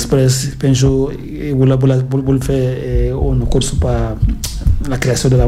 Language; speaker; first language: Catalan; non-native, fluent; Fula